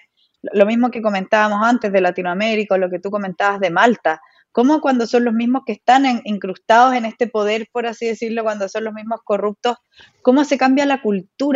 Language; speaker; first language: Spanish; native; Spanish